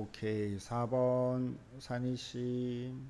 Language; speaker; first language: Korean; native; Korean